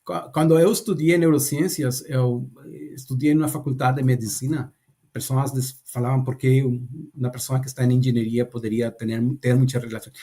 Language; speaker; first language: Portuguese; non-native, learner; Spanish